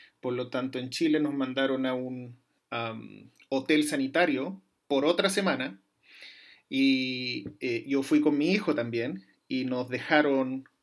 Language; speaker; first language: Spanish; native; Spanish